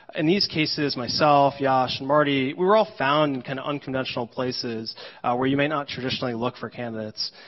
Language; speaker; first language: English; native; English